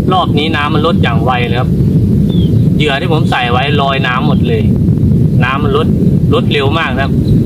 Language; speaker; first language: Thai; native; Thai